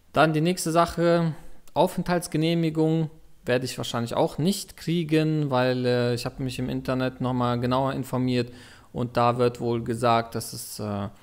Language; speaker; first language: German; non-native, fluent; Russian